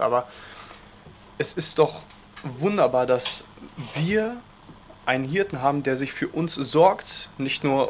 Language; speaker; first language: German; native; German